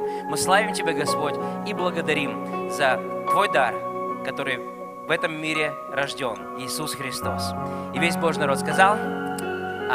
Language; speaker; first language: Russian; native; Russian